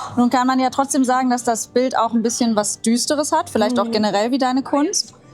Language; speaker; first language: German; native; German